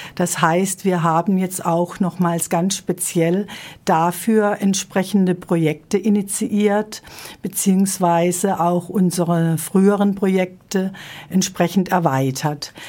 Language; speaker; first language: German; native; German